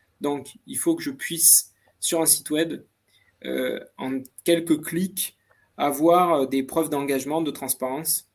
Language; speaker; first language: French; native; French